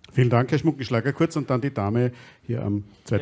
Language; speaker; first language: German; native; German